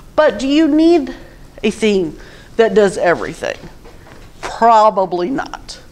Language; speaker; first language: English; native; English